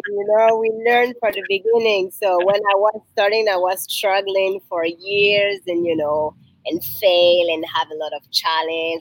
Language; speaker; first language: English; non-native, learner; French